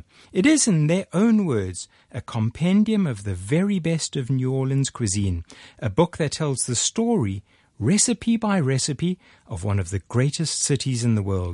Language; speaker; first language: English; native; English